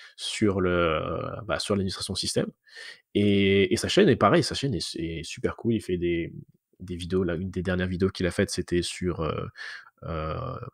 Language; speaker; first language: French; native; French